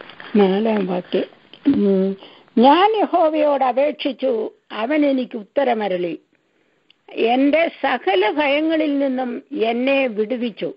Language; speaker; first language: Malayalam; native; Malayalam